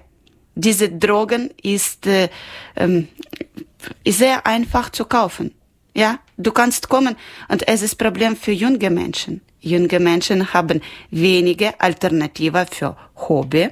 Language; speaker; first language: German; non-native, local second language; Ukrainian